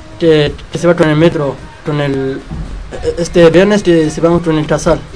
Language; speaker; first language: Spanish; non-native, learner; Arabic